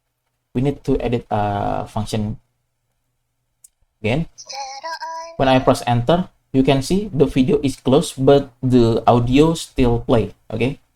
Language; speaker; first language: English; non-native, fluent; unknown